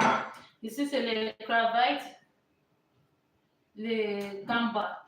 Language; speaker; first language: French; non-native, learner; English